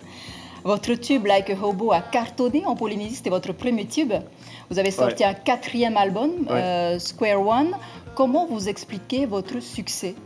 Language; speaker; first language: French; native; French